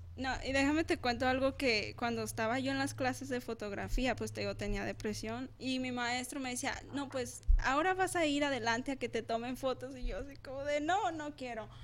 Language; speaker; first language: Spanish; native; Spanish